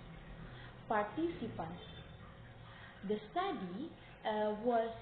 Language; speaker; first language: English; non-native, learner; Indonesian